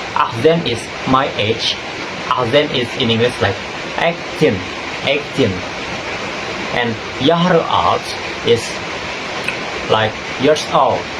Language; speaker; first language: English; non-native, learner; Indonesian